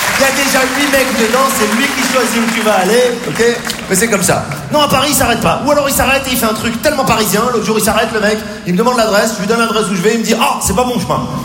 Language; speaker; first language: French; native; French